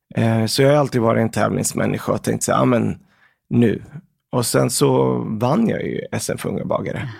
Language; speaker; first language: Swedish; early bilingual, other home language; Arabic